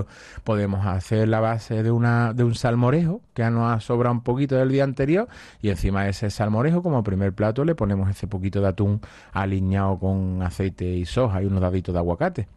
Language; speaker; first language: Spanish; native; Spanish